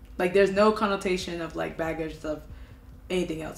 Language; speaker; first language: English; early bilingual, other home language; Japanese